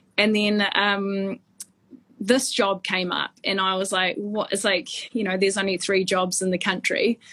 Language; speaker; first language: English; native; English